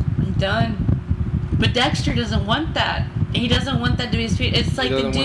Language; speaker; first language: English; native; English